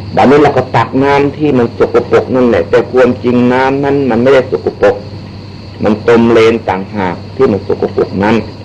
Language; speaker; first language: Thai; native; Thai